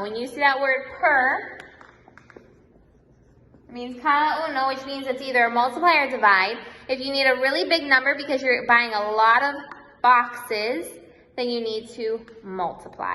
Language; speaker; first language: English; native; English